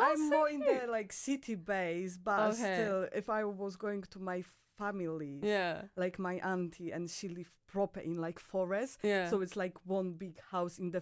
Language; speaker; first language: English; non-native, fluent; Polish